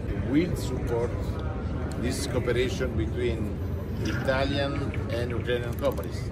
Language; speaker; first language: English; non-native, learner; Italian